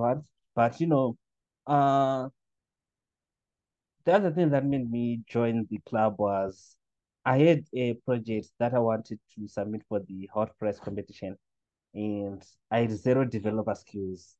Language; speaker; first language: English; non-native, local second language; Shona